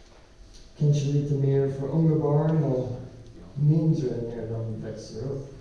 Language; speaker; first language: Swedish; non-native, learner; English